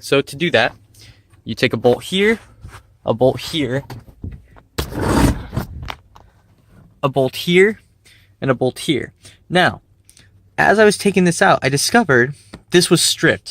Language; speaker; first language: English; native; English